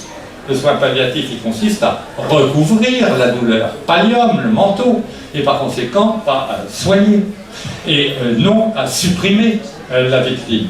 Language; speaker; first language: French; native; French